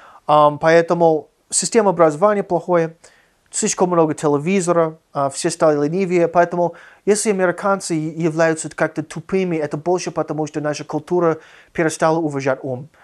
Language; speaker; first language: Russian; non-native, fluent; English